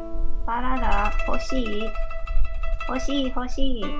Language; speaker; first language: Japanese; non-native, learner; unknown